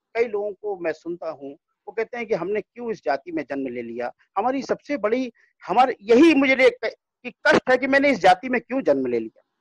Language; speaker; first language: Hindi; native; Hindi